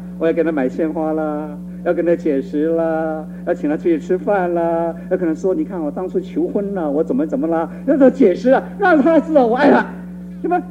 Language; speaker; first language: Chinese; non-native, local second language; Cantonese